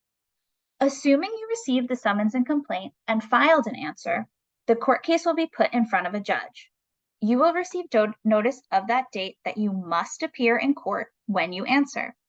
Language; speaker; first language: English; native; English